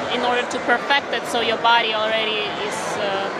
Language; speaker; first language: English; non-native, fluent; Ukrainian